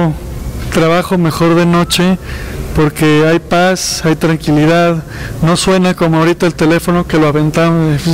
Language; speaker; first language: Spanish; native; Spanish